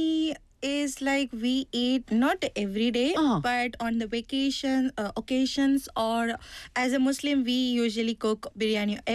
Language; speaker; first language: English; non-native, local second language; Tamil